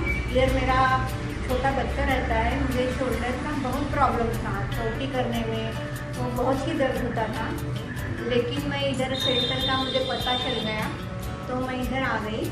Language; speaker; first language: Hindi; non-native, local second language; Marathi